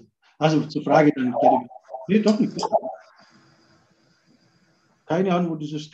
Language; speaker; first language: German; native; German